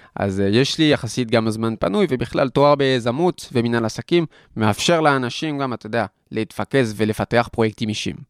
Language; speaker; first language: Hebrew; non-native, fluent; French